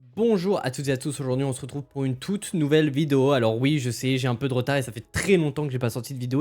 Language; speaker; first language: French; native; French